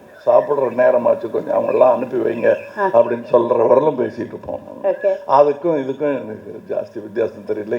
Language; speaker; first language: Tamil; native; Tamil